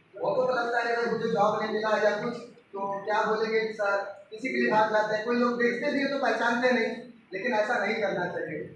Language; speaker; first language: Hindi; non-native, local second language; Bangla